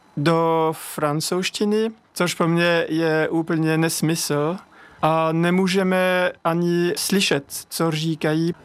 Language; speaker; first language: Czech; non-native, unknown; French